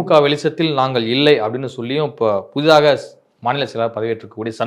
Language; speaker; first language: Tamil; native; Tamil